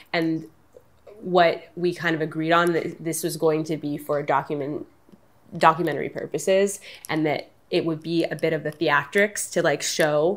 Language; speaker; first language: English; native; English